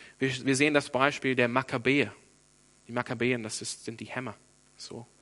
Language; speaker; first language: German; non-native, fluent; English